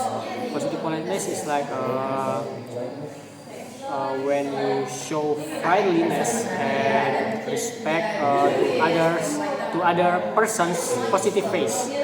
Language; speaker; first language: English; non-native, learner; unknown